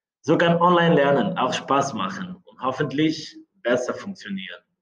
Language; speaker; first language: German; non-native, fluent; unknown